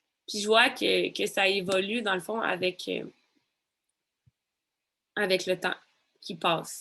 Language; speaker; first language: French; native; French